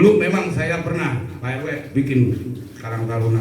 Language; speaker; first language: Indonesian; native; Indonesian